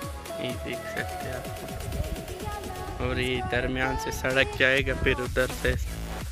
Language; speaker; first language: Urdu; non-native, local second language; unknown